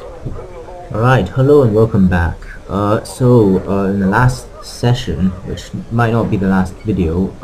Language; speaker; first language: English; native; English